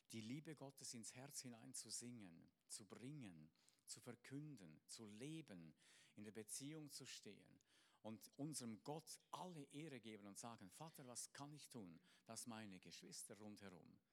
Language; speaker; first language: German; native; German